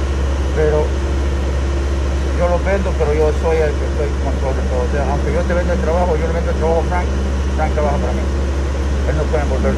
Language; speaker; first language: Spanish; native; Spanish